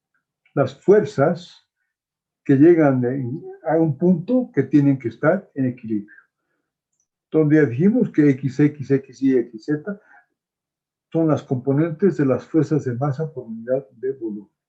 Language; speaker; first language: Spanish; native; Spanish